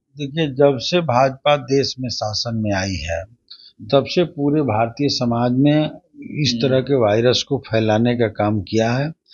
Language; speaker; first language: Hindi; native; Hindi